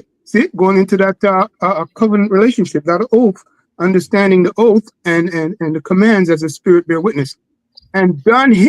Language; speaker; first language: English; native; English